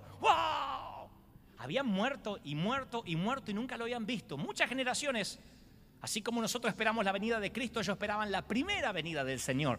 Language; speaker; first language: Spanish; native; Spanish